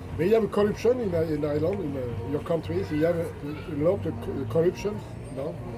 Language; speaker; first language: English; non-native, learner; French